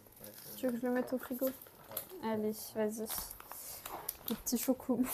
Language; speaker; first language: French; native; French